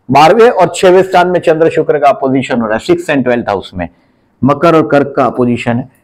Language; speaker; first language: Hindi; native; Hindi